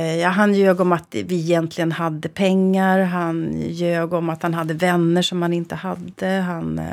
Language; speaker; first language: Swedish; native; Swedish